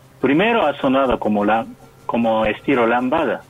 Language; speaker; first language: Spanish; non-native, learner; Japanese